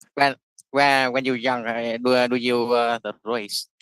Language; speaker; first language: English; non-native, learner; Vietnamese